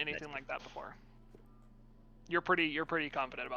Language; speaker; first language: English; native; English